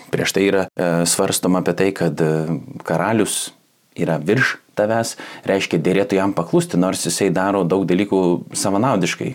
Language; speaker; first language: Lithuanian; native; Lithuanian